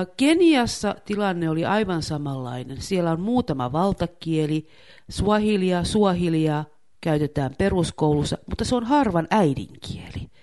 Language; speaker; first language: Finnish; native; Finnish